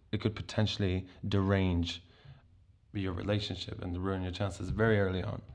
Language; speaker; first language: English; non-native, fluent; Polish